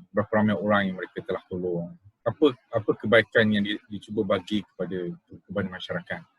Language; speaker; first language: Malay; native; Malay